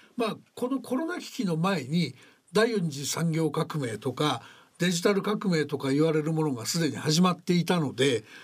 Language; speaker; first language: Japanese; native; Japanese